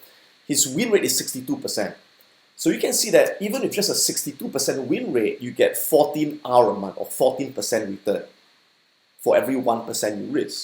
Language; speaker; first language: English; native; English